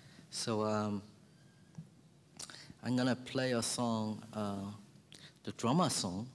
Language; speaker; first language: English; early bilingual, other home language; Korean